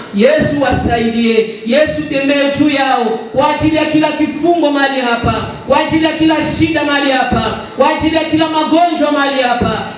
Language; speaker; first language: Swahili; native; Swahili